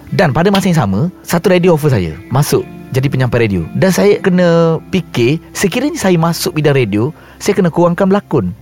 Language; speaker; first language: Malay; native; Malay